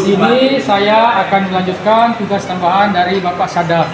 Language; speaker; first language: Indonesian; non-native, local second language; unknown